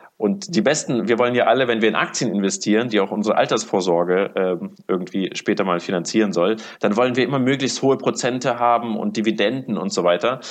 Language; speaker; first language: German; early bilingual, other home language; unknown